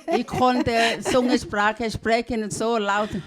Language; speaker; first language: German; non-native, learner; Thai